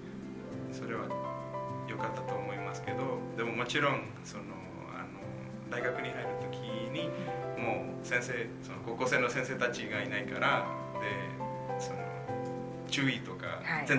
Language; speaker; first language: Japanese; non-native, learner; Spanish